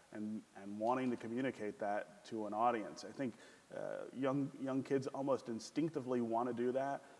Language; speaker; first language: English; native; English